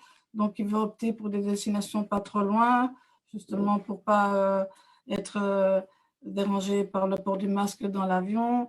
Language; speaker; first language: French; native; French